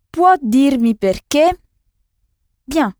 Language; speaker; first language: Italian; non-native, fluent; French